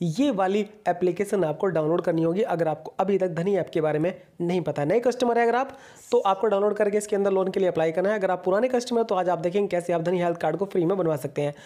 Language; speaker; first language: Hindi; native; Hindi